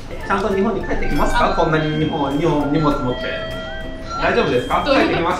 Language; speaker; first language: Japanese; native; Japanese